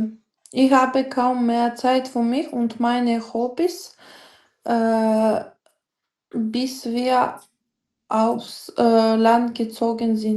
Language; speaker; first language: German; non-native, learner; Macedonian